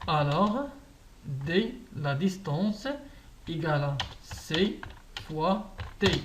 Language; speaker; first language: French; non-native, local second language; Arabic